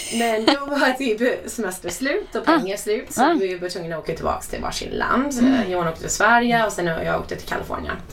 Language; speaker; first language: Swedish; non-native, fluent; English